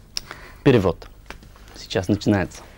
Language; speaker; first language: Russian; non-native, learner; Bulgarian